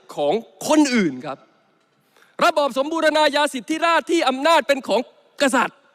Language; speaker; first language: Thai; native; Thai